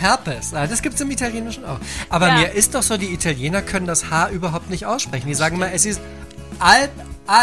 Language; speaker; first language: German; native; German